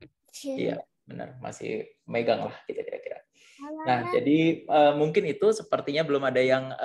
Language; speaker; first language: Indonesian; native; Indonesian